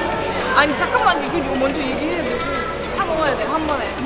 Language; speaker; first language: Korean; non-native, learner; Turkish